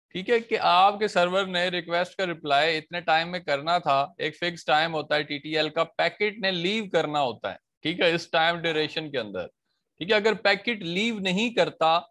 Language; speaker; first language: Urdu; non-native, local second language; Punjabi